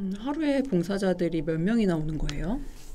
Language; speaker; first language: Korean; native; Korean